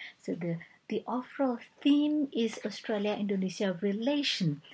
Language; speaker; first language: English; non-native, fluent; Indonesian